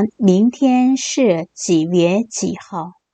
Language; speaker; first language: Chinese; non-native, fluent; Korean